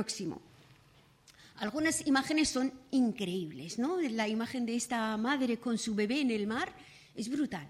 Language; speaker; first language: Spanish; non-native, fluent; Persian